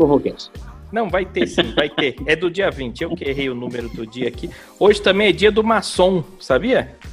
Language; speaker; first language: Portuguese; native; Portuguese